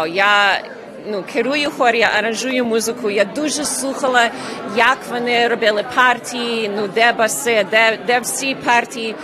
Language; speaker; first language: Ukrainian; early bilingual, heritage; Ukrainian